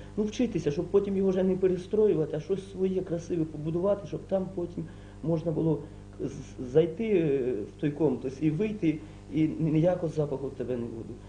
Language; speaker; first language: Ukrainian; native; Ukrainian